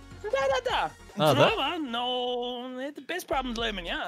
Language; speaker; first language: Russian; non-native, learner; English